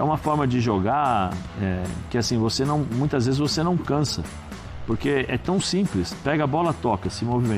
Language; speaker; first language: Portuguese; native; Portuguese